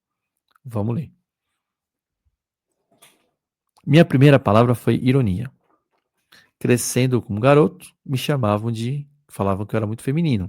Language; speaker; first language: Portuguese; native; Portuguese